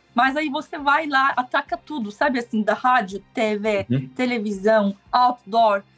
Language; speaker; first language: Portuguese; non-native, fluent; Turkish